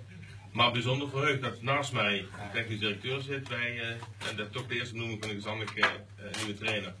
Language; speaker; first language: Dutch; native; Dutch